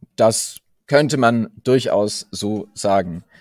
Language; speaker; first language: German; native; German